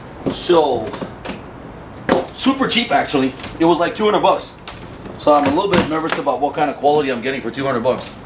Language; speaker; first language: English; native; English